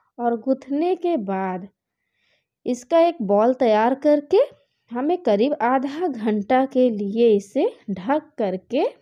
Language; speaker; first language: Hindi; native; Hindi